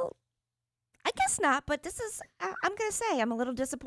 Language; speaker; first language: English; native; English